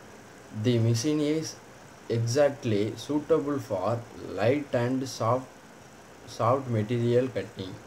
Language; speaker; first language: English; non-native, local second language; Tamil